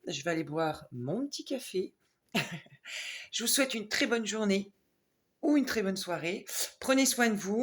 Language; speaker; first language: French; native; French